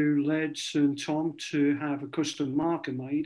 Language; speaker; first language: English; native; English